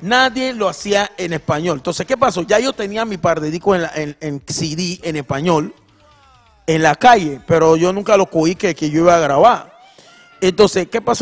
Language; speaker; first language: Spanish; non-native, local second language; English